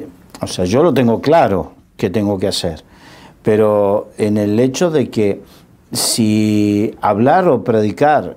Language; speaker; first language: Spanish; native; Spanish